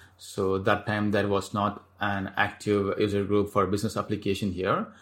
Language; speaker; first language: English; non-native, local second language; Tamil